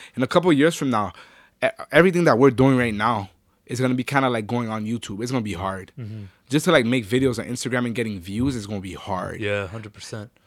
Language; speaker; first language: English; native; English